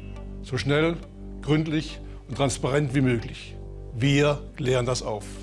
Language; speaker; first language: German; native; German